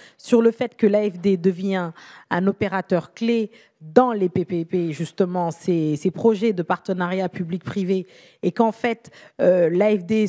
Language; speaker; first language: French; native; French